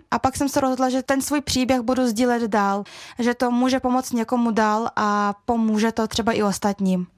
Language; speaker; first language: Czech; early bilingual, other home language; Russian